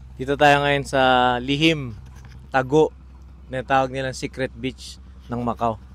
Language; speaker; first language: Filipino; native; Filipino